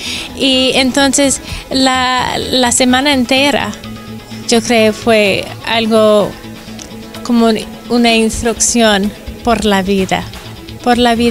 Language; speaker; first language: Spanish; non-native, fluent; English